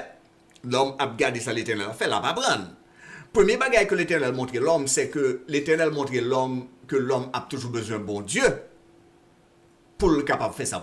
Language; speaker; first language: French; non-native, local second language; Haitian Creole